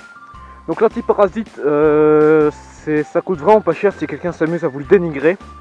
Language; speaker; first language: French; native; French